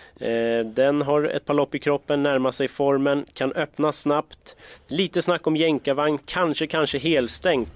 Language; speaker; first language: Swedish; native; Swedish